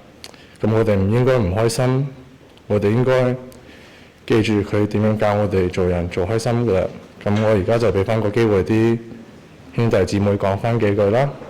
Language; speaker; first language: Cantonese; early bilingual, heritage; Cantonese